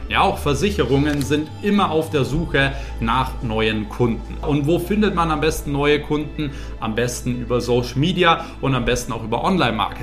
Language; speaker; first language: German; native; German